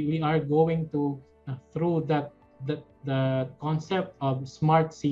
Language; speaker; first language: English; non-native, local second language; Filipino